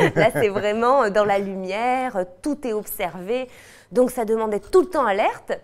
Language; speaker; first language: French; native; French